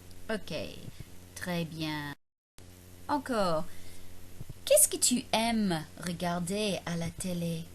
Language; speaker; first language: French; non-native, fluent; English